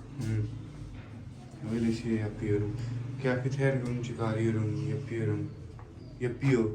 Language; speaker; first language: Turkish; non-native, learner; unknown